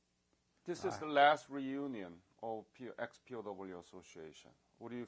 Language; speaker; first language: English; non-native, fluent; Korean